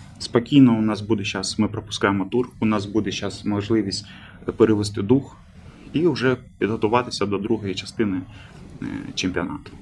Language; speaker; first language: Ukrainian; native; Ukrainian